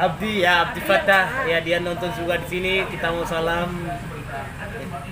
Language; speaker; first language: Indonesian; non-native, fluent; Somali